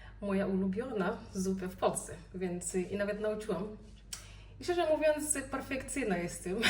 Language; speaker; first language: Polish; non-native, learner; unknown